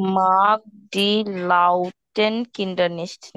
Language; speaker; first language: German; non-native, learner; Bangla